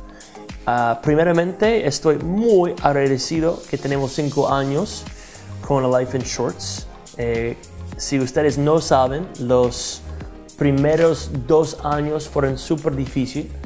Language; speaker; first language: Spanish; non-native, fluent; English